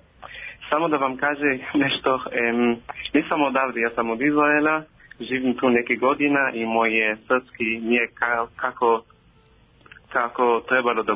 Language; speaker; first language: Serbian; non-native, learner; Hebrew